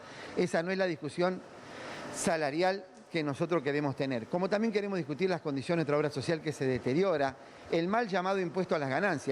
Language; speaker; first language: Spanish; native; Spanish